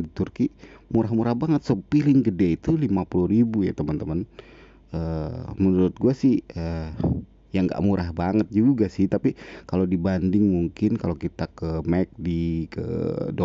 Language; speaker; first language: Indonesian; native; Indonesian